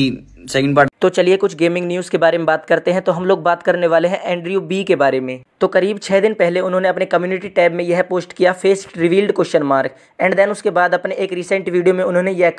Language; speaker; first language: Hindi; native; Hindi